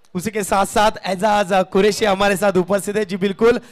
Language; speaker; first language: Hindi; non-native, local second language; Marathi